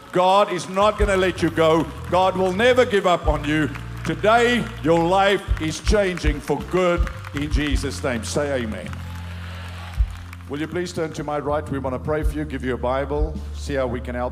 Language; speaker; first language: English; non-native, local second language; Afrikaans